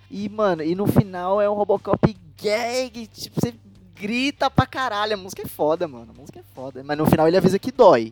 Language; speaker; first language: Portuguese; native; Portuguese